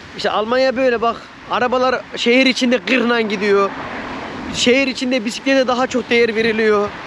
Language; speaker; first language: Turkish; native; Turkish